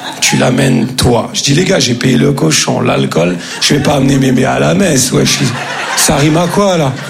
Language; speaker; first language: French; native; French